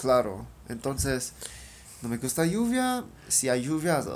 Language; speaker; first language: Spanish; non-native, learner; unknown